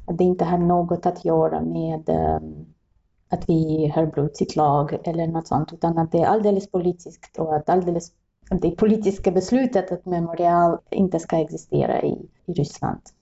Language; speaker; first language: Swedish; non-native, fluent; Russian